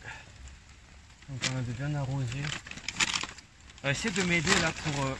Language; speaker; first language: French; native; French